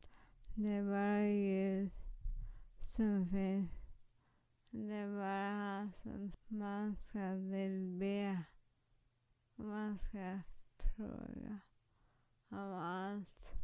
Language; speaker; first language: Swedish; non-native, fluent; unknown